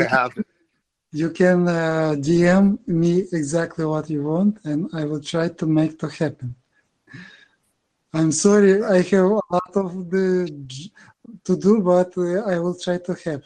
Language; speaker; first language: English; non-native, learner; Ukrainian